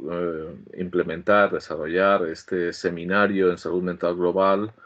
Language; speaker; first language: Spanish; native; Spanish